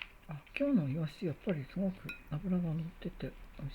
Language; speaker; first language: Japanese; native; Japanese